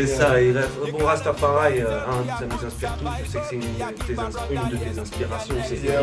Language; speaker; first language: French; native; French